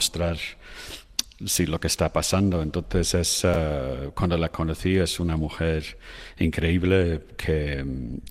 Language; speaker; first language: Spanish; non-native, fluent; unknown